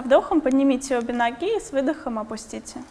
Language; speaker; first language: Russian; native; Russian